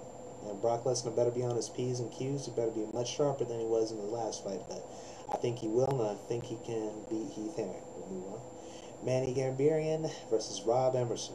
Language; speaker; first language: English; native; English